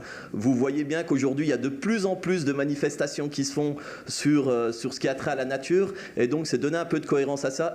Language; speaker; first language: French; native; French